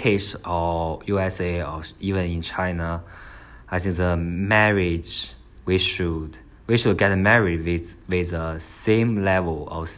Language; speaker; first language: English; non-native, learner; Chinese